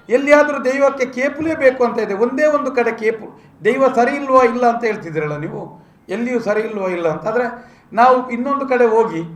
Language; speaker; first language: Kannada; non-native, local second language; Tulu